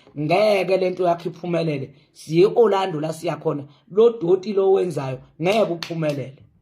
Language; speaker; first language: Zulu; native; Zulu